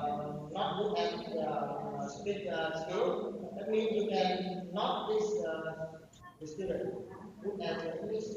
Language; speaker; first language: English; non-native, learner; Vietnamese